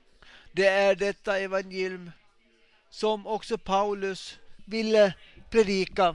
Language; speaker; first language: Swedish; non-native, local second language; Finnish